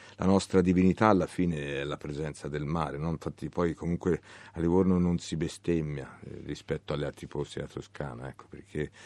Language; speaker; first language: Italian; native; Italian